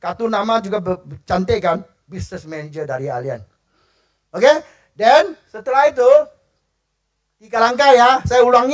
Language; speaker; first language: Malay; non-native, local second language; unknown